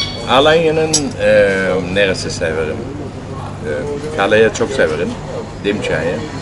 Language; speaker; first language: Turkish; non-native, fluent; Dutch